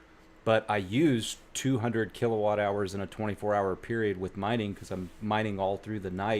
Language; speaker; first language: English; native; English